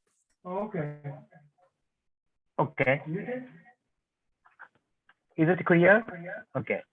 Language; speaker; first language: English; non-native, learner; Japanese